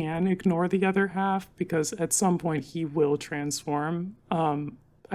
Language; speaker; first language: English; native; English